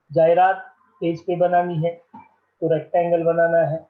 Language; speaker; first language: Hindi; non-native, local second language; Marathi